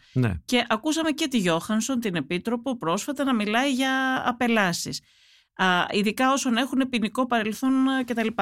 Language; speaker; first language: Greek; native; Greek